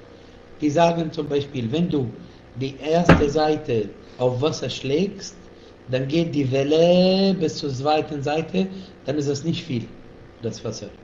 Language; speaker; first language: German; non-native, fluent; Arabic